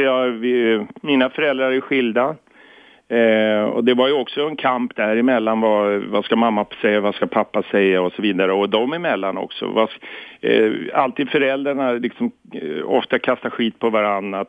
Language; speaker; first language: Swedish; native; Swedish